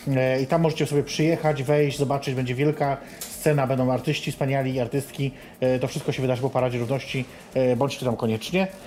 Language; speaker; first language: Polish; native; Polish